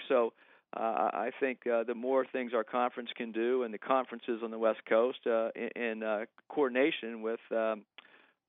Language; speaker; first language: English; native; English